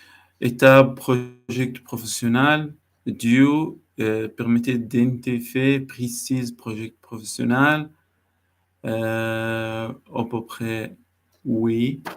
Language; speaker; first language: French; non-native, learner; Arabic